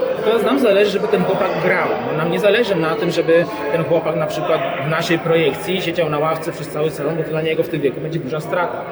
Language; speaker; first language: Polish; native; Polish